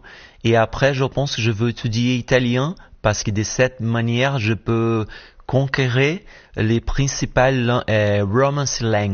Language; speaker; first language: French; non-native, fluent; Portuguese